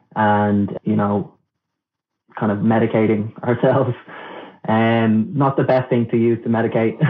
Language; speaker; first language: English; non-native, local second language; Irish